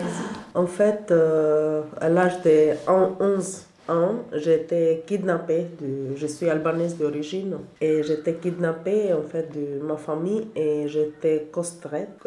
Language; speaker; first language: French; non-native, learner; Albanian